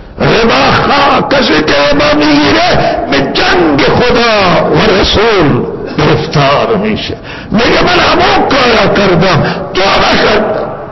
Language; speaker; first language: Persian; non-native, local second language; Baluchi